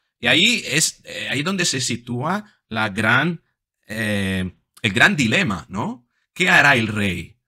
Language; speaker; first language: Spanish; non-native, fluent; Italian